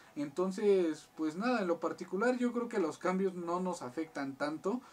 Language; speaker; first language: Spanish; native; Spanish